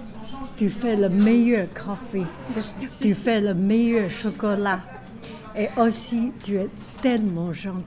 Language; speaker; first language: French; non-native, learner; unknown